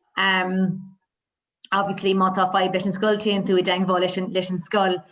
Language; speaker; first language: Irish; native; Irish